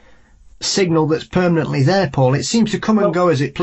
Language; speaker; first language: English; native; English